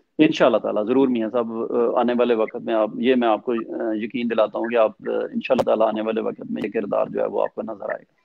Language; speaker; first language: Urdu; non-native, local second language; Punjabi